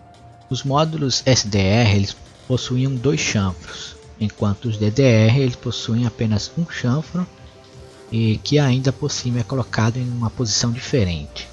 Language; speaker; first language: Portuguese; native; Portuguese